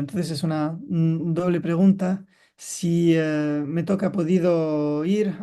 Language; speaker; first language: Spanish; non-native, fluent; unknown